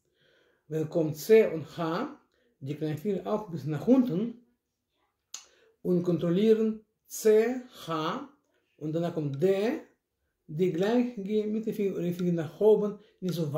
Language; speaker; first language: German; non-native, learner; Russian